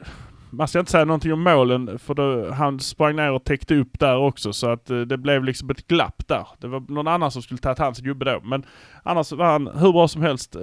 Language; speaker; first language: Swedish; native; Swedish